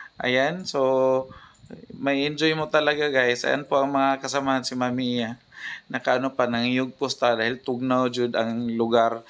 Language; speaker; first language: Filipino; non-native, local second language; Cebuano